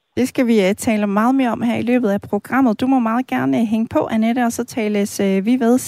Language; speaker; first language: Danish; native; Danish